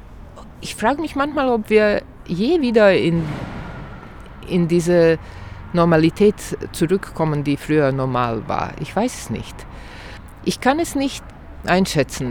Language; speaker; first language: German; non-native, fluent; Croatian